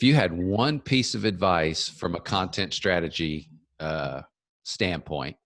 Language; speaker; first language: English; native; English